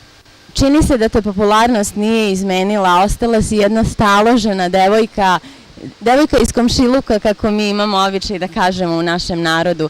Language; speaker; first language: Bosnian; native; Bosnian